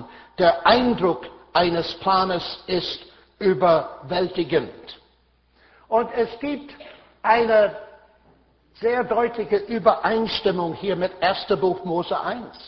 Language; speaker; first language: German; non-native, fluent; English